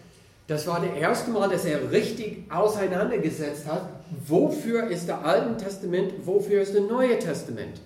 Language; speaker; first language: German; non-native, fluent; English